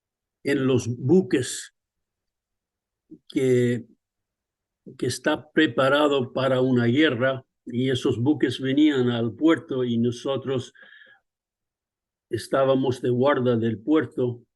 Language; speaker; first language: Spanish; early bilingual, other home language; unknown